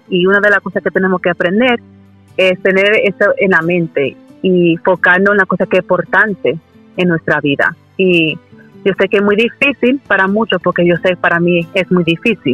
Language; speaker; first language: Spanish; early bilingual, heritage; Spanish